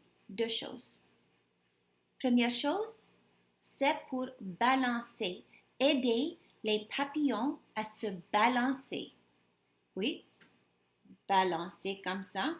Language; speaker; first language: French; non-native, fluent; English